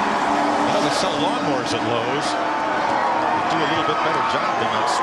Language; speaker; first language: English; native; English